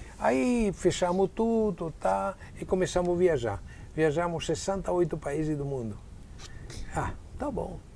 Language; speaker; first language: Portuguese; non-native, fluent; Italian